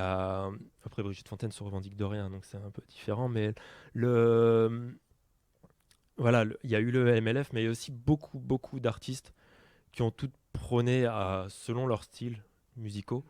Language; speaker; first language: French; native; French